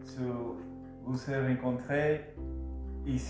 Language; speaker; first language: French; non-native, learner; Spanish